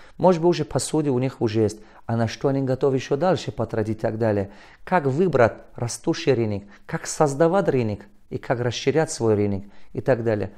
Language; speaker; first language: Russian; non-native, local second language; Tajik